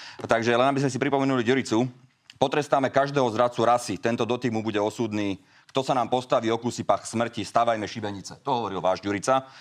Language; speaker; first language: Slovak; native; Slovak